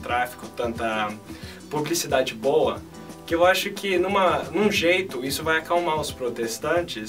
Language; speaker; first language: Portuguese; early bilingual, heritage; Portuguese